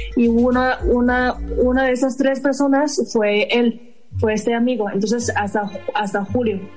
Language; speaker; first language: Spanish; non-native, fluent; Chinese